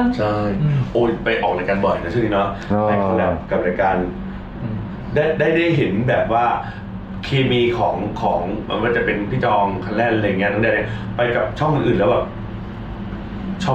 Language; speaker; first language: Thai; native; Thai